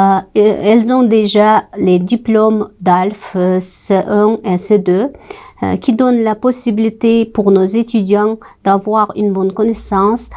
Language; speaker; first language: French; non-native, fluent; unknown